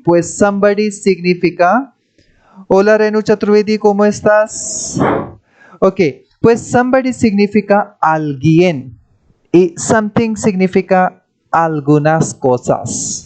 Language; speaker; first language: Spanish; non-native, fluent; Hindi